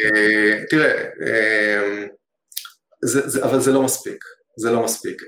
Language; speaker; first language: Hebrew; native; Hebrew